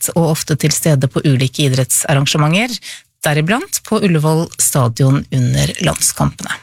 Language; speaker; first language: Norwegian; native; Norwegian